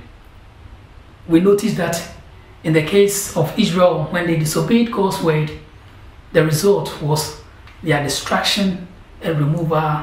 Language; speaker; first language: English; non-native, local second language; Akan